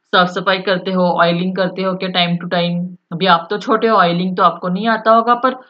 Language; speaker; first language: Hindi; non-native, local second language; Marathi